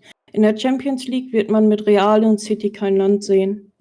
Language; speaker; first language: German; native; German